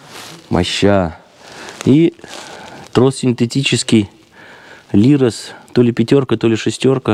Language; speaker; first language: Russian; native; Russian